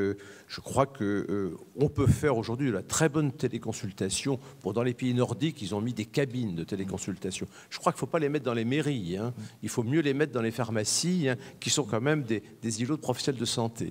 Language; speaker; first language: French; native; French